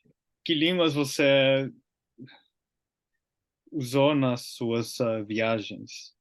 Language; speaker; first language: Portuguese; non-native, learner; Finnish